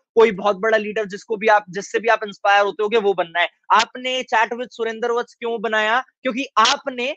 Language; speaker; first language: Hindi; native; Hindi